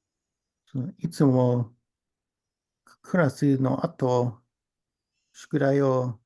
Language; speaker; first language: Japanese; non-native, learner; English